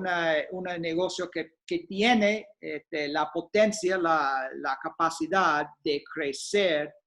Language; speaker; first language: Spanish; non-native, fluent; English